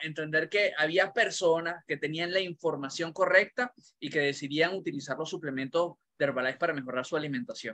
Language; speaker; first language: Spanish; native; Spanish